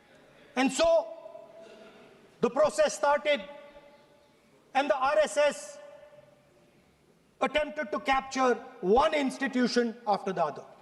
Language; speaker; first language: English; non-native, local second language; Hindi